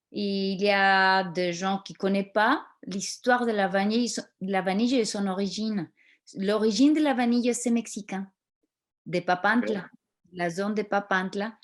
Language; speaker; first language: French; non-native, fluent; Spanish